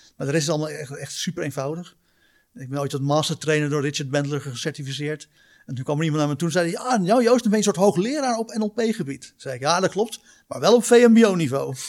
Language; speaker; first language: Dutch; native; Dutch